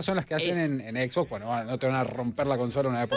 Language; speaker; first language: Spanish; native; Spanish